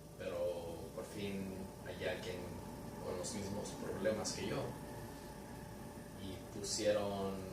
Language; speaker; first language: Spanish; early bilingual, heritage; Spanish